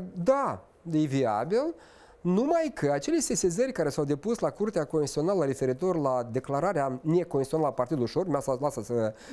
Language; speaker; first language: Romanian; native; Romanian